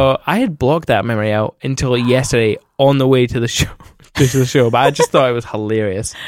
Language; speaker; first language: English; native; English